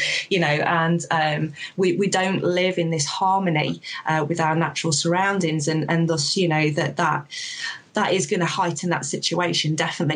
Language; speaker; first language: English; native; English